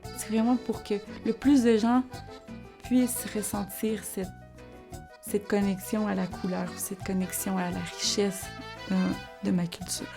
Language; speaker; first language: French; early bilingual, other home language; Spanish